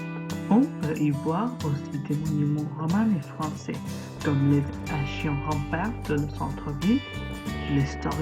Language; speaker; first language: French; non-native, learner; English